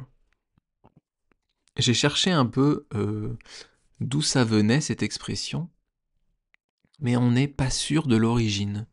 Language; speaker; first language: French; native; French